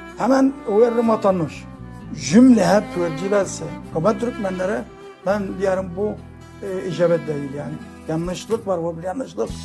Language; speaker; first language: Turkish; early bilingual, heritage; Turkish